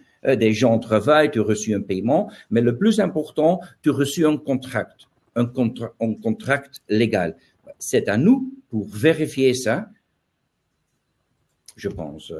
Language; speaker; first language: French; non-native, learner; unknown